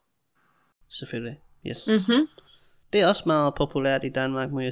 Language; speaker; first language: Danish; non-native, fluent; English